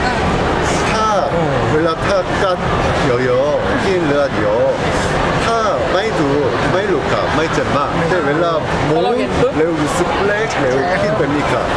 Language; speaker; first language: Thai; non-native, fluent; Korean